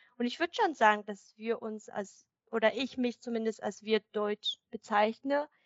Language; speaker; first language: German; early bilingual, other home language; Vietnamese